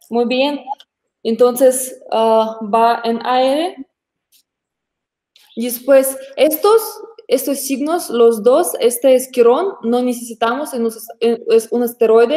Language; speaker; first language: Spanish; non-native, fluent; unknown